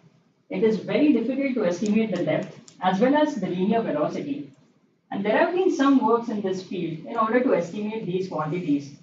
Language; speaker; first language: English; non-native, fluent; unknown